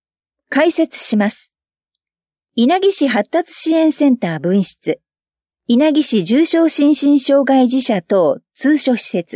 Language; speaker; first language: Japanese; native; Japanese